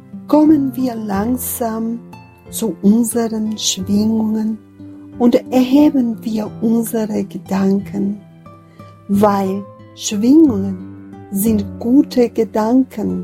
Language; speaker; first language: German; non-native, fluent; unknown